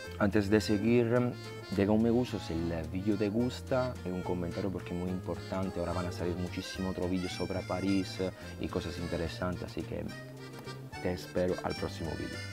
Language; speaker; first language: Spanish; non-native, fluent; Italian